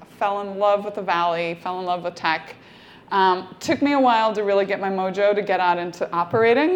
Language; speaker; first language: English; native; English